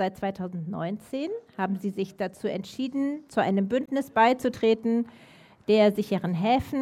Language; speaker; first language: German; native; German